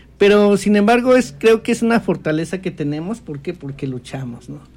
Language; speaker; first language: Spanish; non-native, local second language; Nahuatl languages